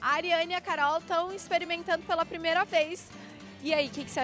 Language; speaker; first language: Portuguese; native; Portuguese